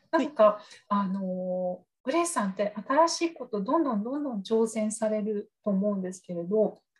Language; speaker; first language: Japanese; native; Japanese